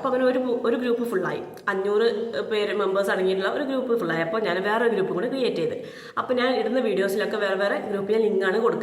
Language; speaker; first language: Malayalam; native; Malayalam